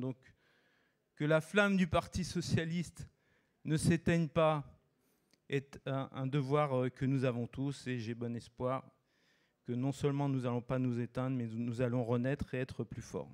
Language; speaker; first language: French; native; French